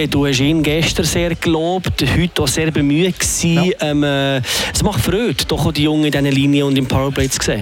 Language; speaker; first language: German; native; German